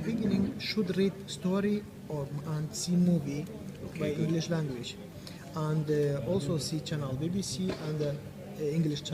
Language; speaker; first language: English; non-native, learner; Kurdish